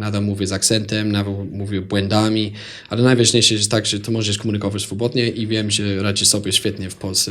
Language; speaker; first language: Polish; non-native, fluent; English